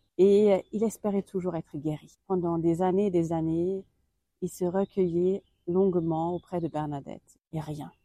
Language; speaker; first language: French; non-native, fluent; German